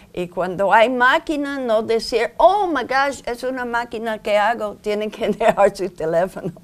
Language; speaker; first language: Spanish; non-native, fluent; English